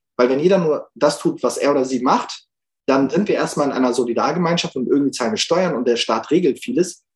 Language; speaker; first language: German; early bilingual, other home language; Turkish